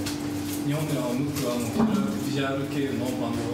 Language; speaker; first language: Japanese; non-native, fluent; German